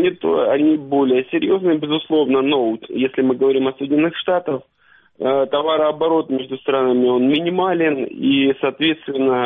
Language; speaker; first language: Russian; native; Russian